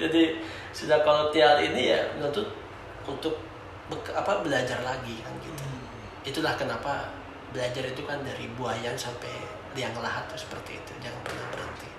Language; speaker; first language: Indonesian; native; Indonesian